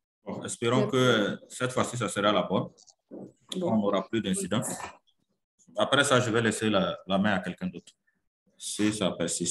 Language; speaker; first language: French; non-native, local second language; Mossi